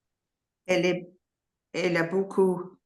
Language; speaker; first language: French; non-native, learner; English